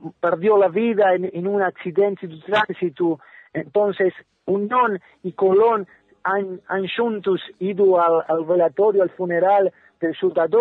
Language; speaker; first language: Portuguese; non-native, learner; Spanish